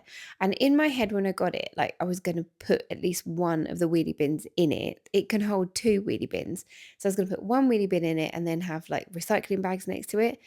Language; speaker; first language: English; native; English